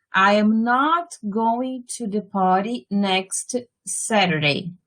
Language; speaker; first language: English; non-native, fluent; Portuguese